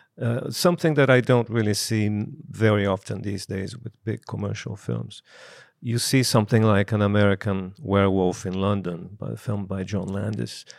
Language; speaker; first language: English; non-native, fluent; Portuguese